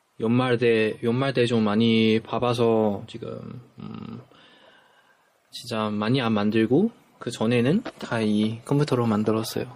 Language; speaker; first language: Korean; non-native, fluent; Chinese